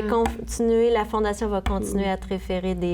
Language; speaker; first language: French; native; French